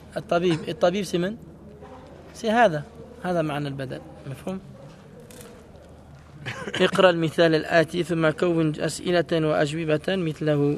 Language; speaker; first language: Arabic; non-native, fluent; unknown